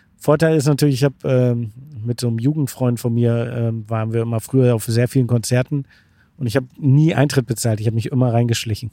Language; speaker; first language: German; native; German